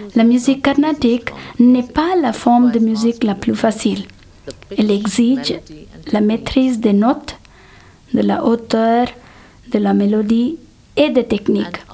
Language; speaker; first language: French; non-native, fluent; Telugu